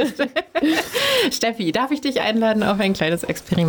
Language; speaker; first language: German; native; German